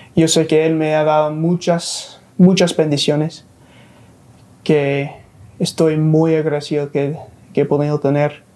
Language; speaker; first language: Spanish; non-native, fluent; English